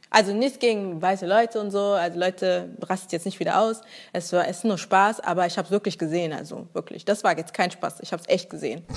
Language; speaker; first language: German; early bilingual, other home language; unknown